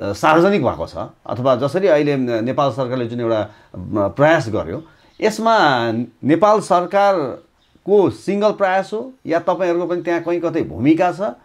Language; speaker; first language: Nepali; native; Nepali